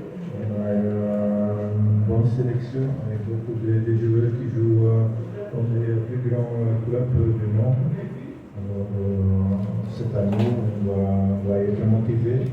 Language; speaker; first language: French; non-native, local second language; Dutch